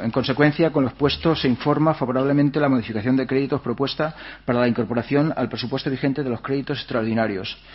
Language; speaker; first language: Spanish; non-native, local second language; Catalan